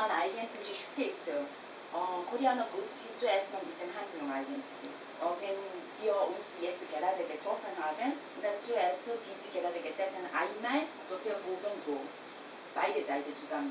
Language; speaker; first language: German; non-native, learner; Korean